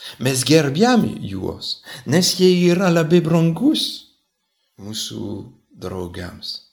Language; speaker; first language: Lithuanian; non-native, fluent; French